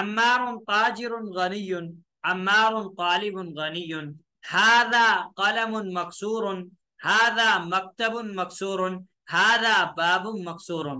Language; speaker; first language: Arabic; non-native, fluent; Urdu